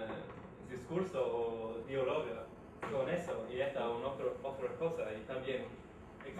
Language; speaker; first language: Spanish; non-native, learner; English